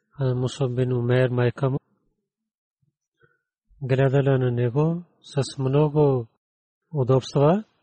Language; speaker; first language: Bulgarian; non-native, learner; Urdu